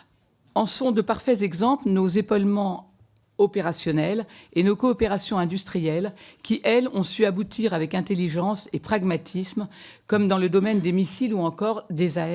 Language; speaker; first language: French; native; French